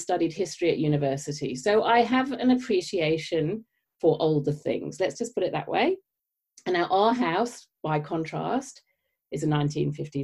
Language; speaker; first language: English; native; English